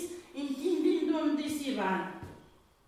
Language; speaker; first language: Spanish; non-native, learner; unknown